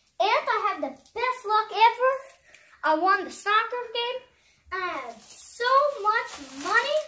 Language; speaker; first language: English; native; English